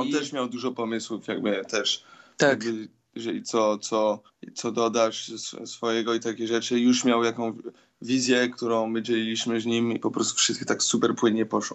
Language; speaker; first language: Polish; early bilingual, heritage; Polish